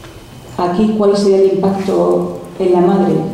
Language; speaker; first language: Spanish; native; Spanish